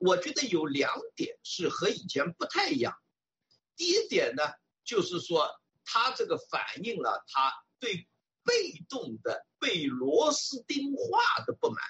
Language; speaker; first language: Chinese; native; Chinese